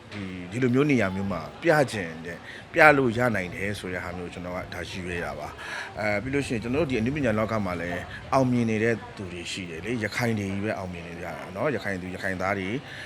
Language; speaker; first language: Burmese; non-native, local second language; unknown